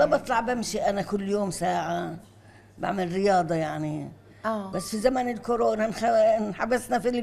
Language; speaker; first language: Arabic; native; Arabic